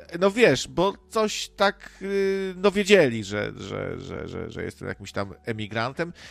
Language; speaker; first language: Polish; native; Polish